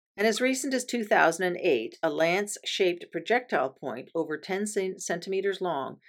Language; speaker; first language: English; native; English